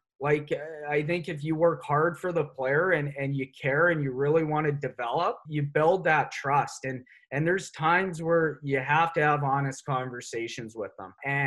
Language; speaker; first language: English; native; English